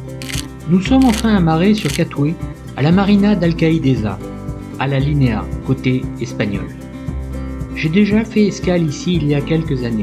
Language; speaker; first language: French; native; French